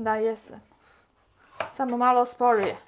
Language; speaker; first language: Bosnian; non-native, learner; Chinese